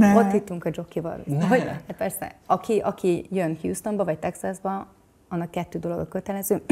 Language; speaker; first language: Hungarian; native; Hungarian